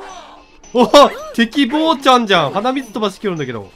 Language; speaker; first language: Japanese; native; Japanese